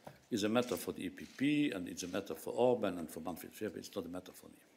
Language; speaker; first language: English; non-native, fluent; Luxembourgish